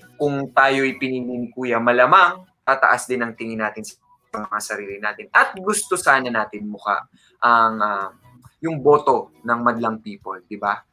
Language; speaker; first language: Filipino; native; Filipino